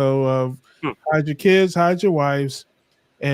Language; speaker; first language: English; native; English